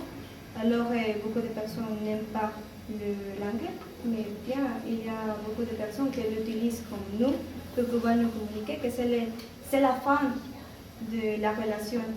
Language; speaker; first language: French; non-native, learner; Spanish